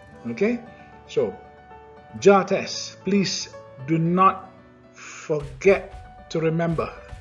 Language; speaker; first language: English; non-native, local second language; Malay